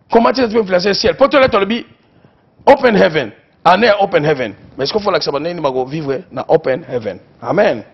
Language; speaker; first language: French; non-native, local second language; Lingala